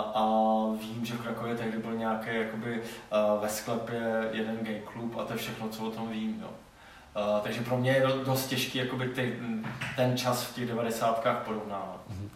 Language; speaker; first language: Czech; non-native, local second language; Polish